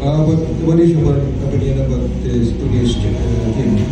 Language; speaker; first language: English; non-native, learner; Indonesian